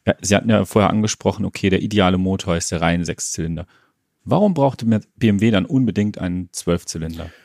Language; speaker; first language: German; native; German